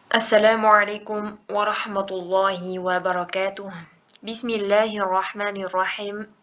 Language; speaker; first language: Arabic; non-native, fluent; Uzbek